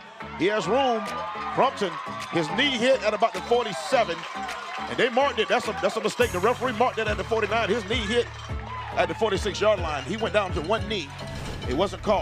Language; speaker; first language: English; native; English